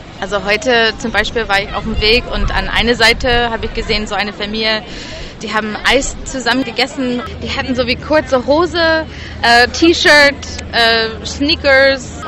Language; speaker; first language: German; non-native, fluent; English